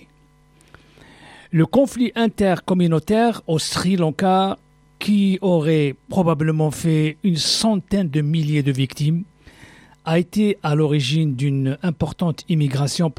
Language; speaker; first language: French; non-native, local second language; Arabic